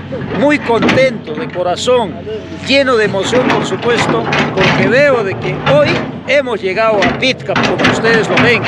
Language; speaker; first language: Spanish; native; Spanish